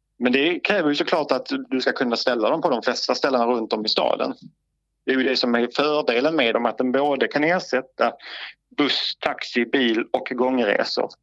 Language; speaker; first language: Swedish; native; Swedish